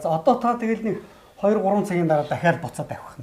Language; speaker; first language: Mongolian; native; Mongolian